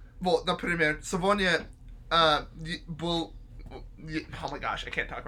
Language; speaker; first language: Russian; non-native, learner; English